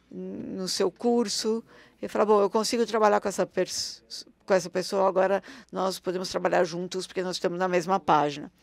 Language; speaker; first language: Portuguese; non-native, fluent; German